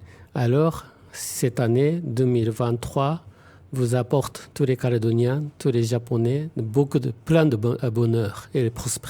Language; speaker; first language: French; non-native, fluent; Japanese